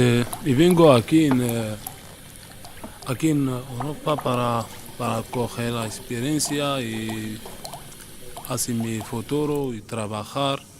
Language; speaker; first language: Spanish; non-native, learner; Arabic